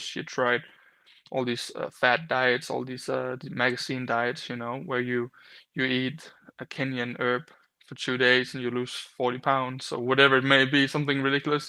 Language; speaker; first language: English; non-native, fluent; Danish